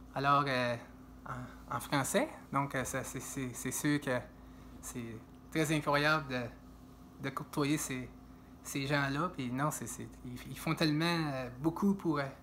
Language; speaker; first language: French; native; French